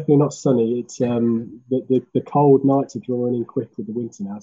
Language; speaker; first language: English; native; English